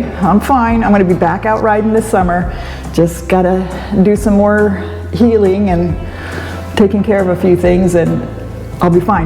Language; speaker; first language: English; native; English